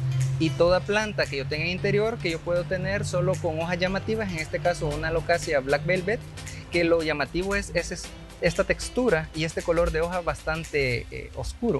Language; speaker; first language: Spanish; native; Spanish